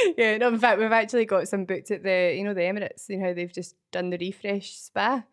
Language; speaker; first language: English; native; English